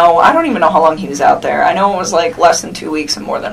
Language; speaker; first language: English; native; English